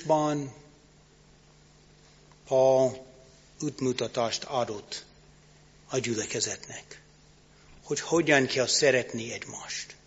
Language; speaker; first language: Hungarian; non-native, learner; English